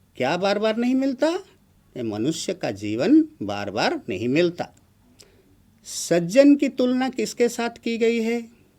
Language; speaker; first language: Hindi; non-native, local second language; Odia